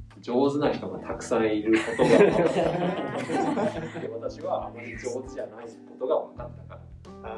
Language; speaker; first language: Japanese; non-native, learner; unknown